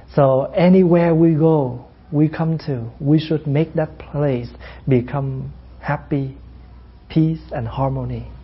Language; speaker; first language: English; non-native, fluent; Vietnamese